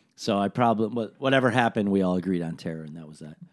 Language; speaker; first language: English; native; English